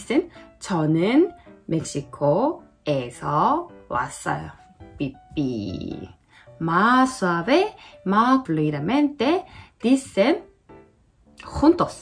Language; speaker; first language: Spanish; non-native, learner; Korean